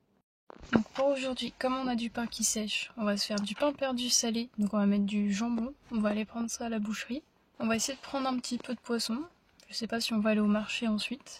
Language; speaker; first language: French; native; French